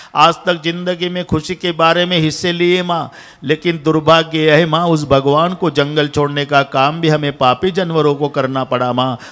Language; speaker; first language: Hindi; non-native, local second language; Marathi